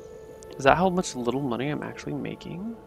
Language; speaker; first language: English; native; English